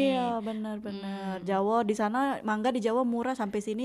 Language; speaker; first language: Indonesian; native; Indonesian